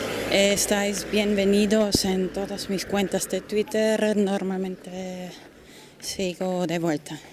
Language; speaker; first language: Spanish; non-native, fluent; German